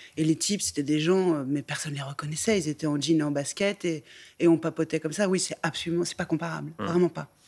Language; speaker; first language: French; native; French